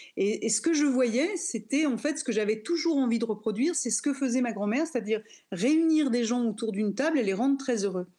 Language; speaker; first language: French; native; French